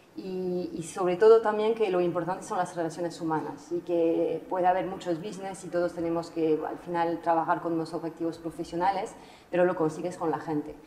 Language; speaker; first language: Spanish; non-native, fluent; French